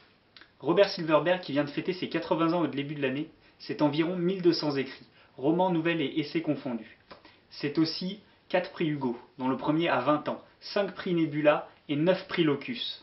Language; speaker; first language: French; native; French